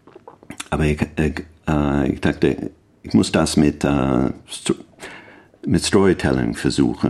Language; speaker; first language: German; non-native, learner; English